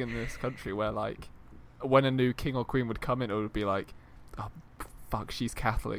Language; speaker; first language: English; native; English